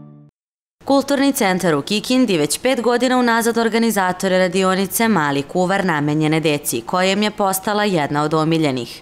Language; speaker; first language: Serbian; native; Serbian